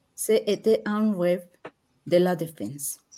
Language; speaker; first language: French; non-native, learner; Spanish